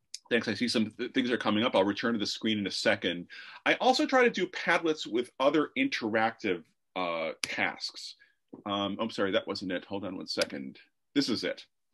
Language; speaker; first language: English; native; English